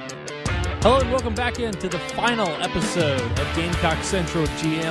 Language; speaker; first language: English; native; English